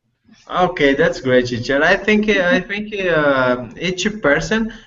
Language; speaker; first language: English; non-native, learner; Portuguese